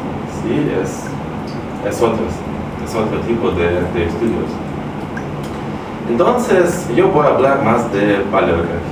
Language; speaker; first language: Spanish; non-native, fluent; Russian